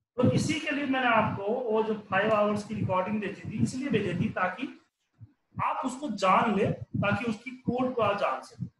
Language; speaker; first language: Hindi; native; Hindi